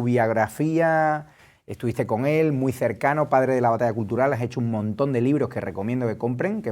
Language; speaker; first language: Spanish; native; Spanish